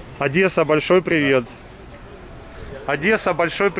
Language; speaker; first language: Russian; native; Russian